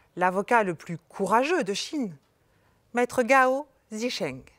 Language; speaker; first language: French; native; French